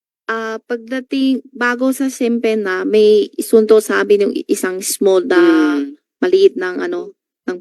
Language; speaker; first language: Filipino; non-native, learner; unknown